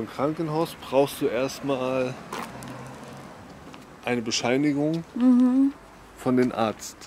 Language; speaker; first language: German; native; German